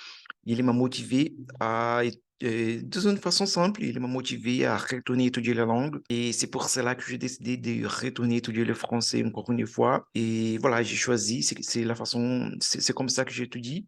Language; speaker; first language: French; non-native, learner; Portuguese